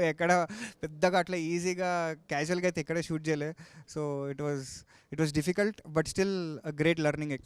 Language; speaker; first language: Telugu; native; Telugu